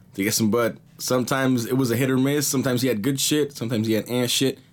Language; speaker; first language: English; early bilingual, other home language; Spanish